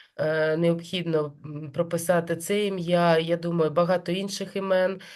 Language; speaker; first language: Ukrainian; native; Ukrainian